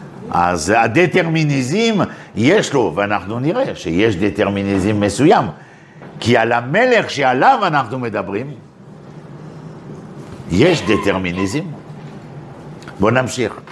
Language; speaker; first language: Hebrew; non-native, fluent; French